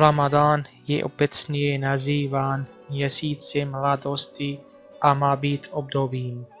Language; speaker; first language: Czech; non-native, learner; Arabic